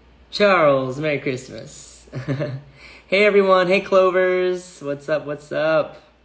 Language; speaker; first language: English; early bilingual, other home language; Korean